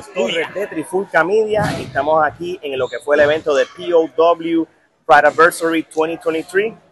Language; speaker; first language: Spanish; native; Spanish